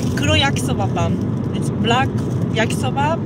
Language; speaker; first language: English; non-native, learner; Japanese